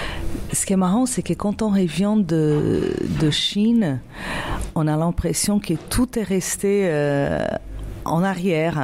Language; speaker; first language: French; non-native, fluent; Portuguese